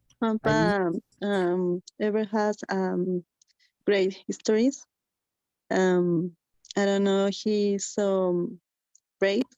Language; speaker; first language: English; non-native, learner; Spanish